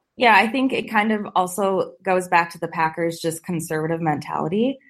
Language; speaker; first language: English; native; English